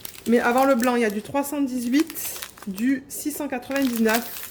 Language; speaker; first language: French; native; French